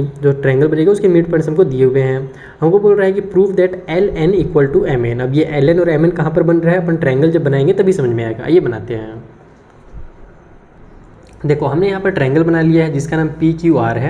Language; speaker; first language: Hindi; native; Hindi